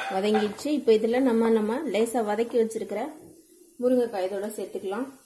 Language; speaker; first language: Tamil; non-native, local second language; Telugu